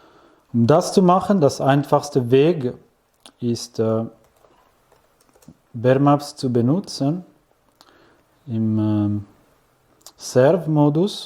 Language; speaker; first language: German; non-native, fluent; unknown